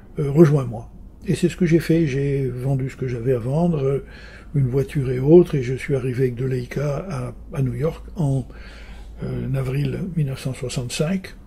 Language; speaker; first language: French; native; French